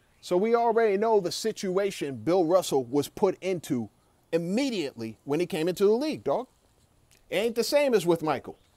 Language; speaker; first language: English; native; English